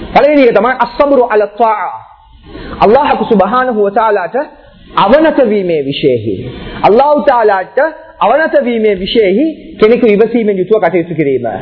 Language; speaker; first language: Sinhala; non-native, local second language; Tamil